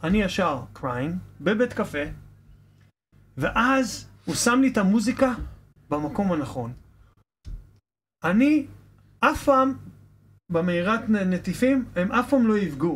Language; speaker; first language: Hebrew; non-native, fluent; English